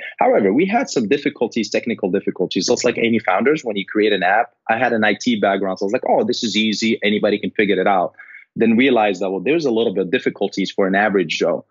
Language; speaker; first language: English; non-native, fluent; Arabic